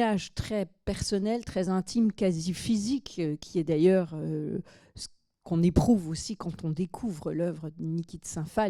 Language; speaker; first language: French; native; French